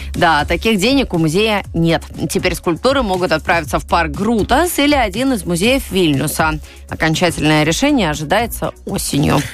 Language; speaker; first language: Russian; native; Russian